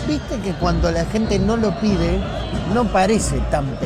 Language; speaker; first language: Spanish; native; Spanish